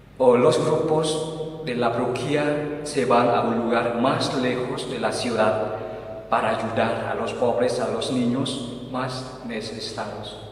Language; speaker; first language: Spanish; non-native, fluent; Vietnamese